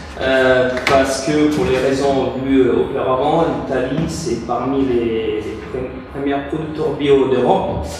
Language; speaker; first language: French; non-native, fluent; Italian